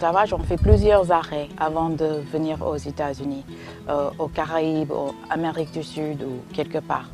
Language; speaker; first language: French; non-native, fluent; English